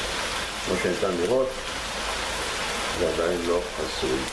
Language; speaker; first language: Hebrew; native; Hebrew